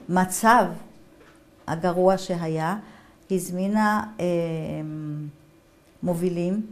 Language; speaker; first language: Hebrew; non-native, fluent; German